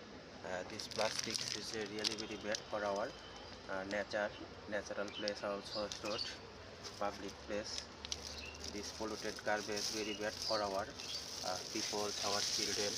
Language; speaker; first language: English; non-native, learner; Bangla